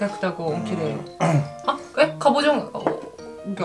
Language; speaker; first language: Korean; non-native, learner; Japanese